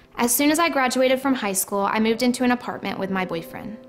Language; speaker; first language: English; native; English